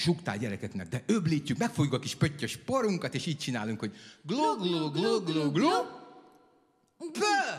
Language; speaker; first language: Hungarian; native; Hungarian